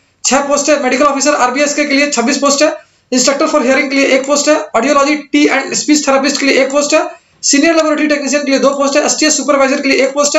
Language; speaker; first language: Hindi; native; Hindi